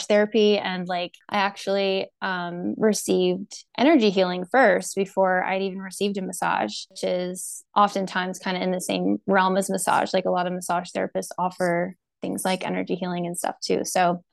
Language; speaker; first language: English; native; English